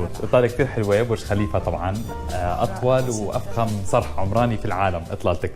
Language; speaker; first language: Arabic; native; Arabic